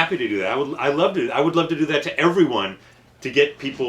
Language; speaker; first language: English; native; English